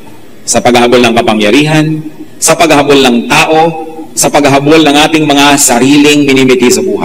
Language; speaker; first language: Filipino; native; Filipino